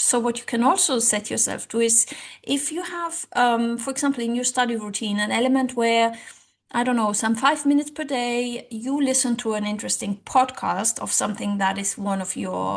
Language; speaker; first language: English; non-native, fluent; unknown